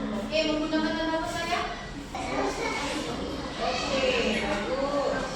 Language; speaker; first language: Indonesian; native; Indonesian